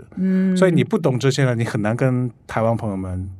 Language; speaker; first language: Chinese; non-native, fluent; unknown